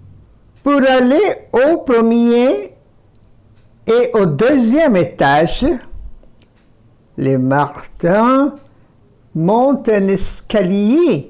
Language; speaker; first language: French; non-native, fluent; Bangla